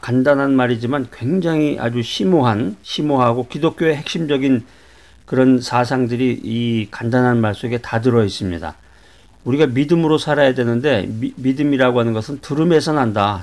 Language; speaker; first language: Korean; native; Korean